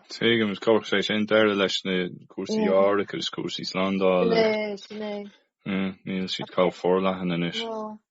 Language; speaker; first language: Irish; non-native, local second language; English